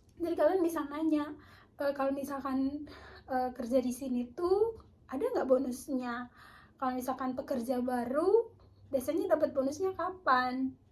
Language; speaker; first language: Indonesian; native; Indonesian